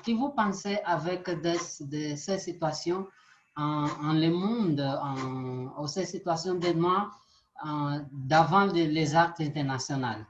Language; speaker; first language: French; non-native, learner; Portuguese